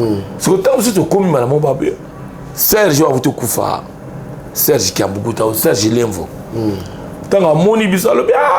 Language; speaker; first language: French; non-native, local second language; Lingala